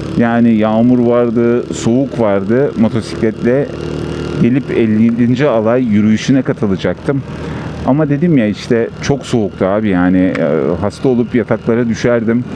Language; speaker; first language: Turkish; early bilingual, heritage; Turkish